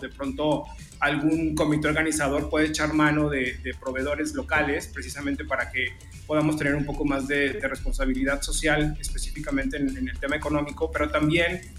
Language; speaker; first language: Spanish; native; Spanish